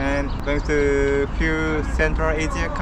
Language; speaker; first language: English; non-native, learner; Japanese